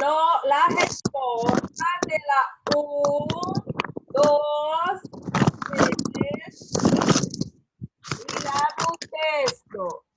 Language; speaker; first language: Spanish; non-native, learner; Portuguese